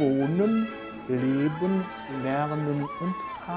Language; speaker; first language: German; non-native, fluent; Rundi